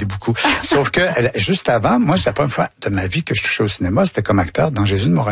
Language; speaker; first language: French; native; French